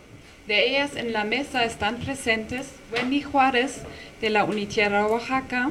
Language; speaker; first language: Spanish; non-native, fluent; German